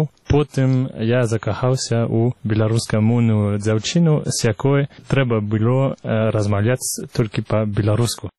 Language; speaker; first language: Belarusian; non-native, fluent; French